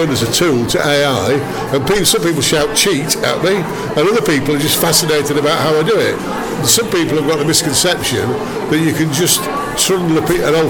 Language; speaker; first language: English; native; English